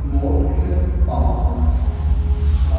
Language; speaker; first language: Vietnamese; non-native, learner; Hindi